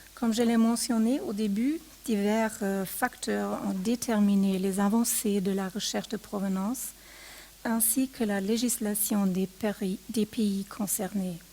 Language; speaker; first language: French; non-native, fluent; German